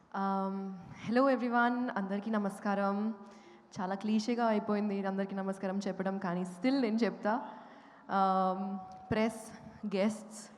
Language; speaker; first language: Telugu; non-native, fluent; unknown